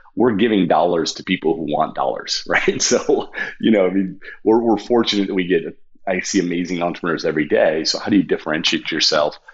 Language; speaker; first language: English; native; English